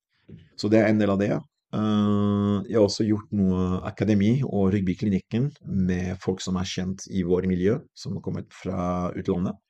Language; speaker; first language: Norwegian; non-native, fluent; French